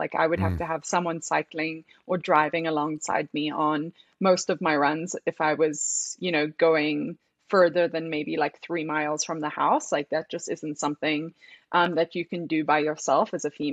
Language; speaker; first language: English; native; English